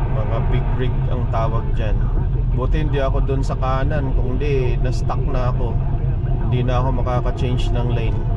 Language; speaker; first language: Filipino; native; Filipino